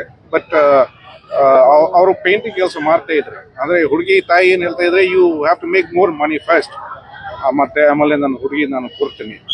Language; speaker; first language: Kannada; non-native, fluent; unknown